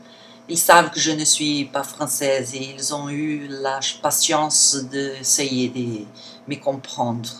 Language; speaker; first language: French; non-native, learner; Portuguese